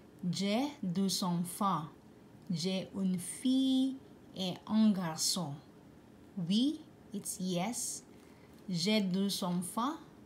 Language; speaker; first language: French; non-native, learner; Filipino